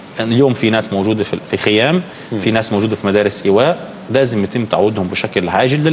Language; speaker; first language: Arabic; native; Arabic